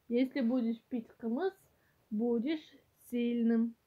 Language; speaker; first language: Russian; non-native, local second language; Kyrgyz